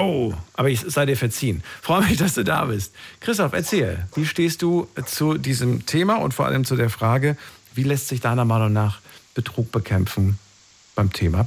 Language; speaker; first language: German; native; German